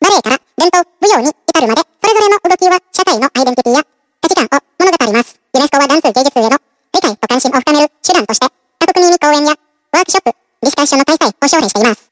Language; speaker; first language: Japanese; non-native, fluent; Indonesian